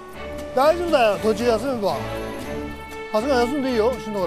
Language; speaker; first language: Japanese; native; Japanese